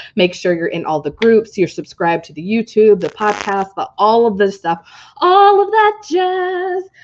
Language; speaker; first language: English; native; English